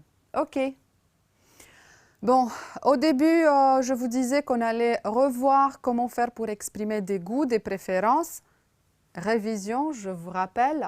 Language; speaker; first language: French; non-native, fluent; Romanian